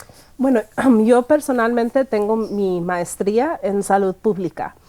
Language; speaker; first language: Spanish; early bilingual, heritage; Spanish